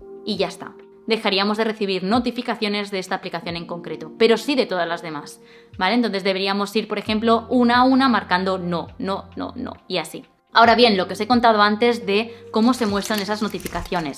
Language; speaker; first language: Spanish; native; Spanish